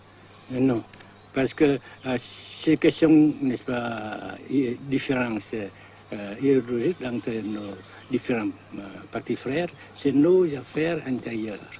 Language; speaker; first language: French; non-native, fluent; Vietnamese